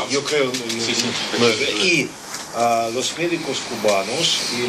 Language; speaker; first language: Spanish; non-native, learner; Russian